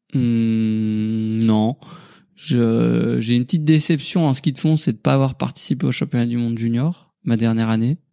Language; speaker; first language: French; native; French